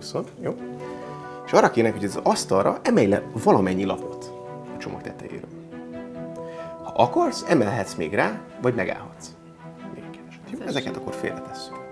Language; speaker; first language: Hungarian; native; Hungarian